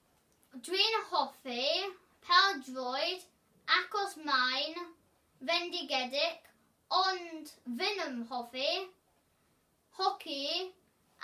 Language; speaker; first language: Welsh; non-native, learner; English